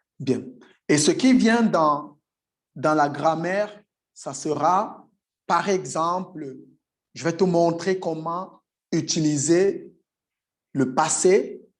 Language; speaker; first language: French; native; French